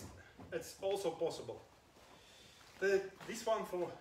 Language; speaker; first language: English; non-native, learner; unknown